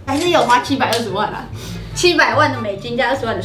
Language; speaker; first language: Chinese; native; Chinese